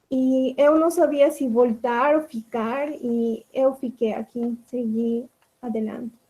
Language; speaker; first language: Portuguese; non-native, learner; Spanish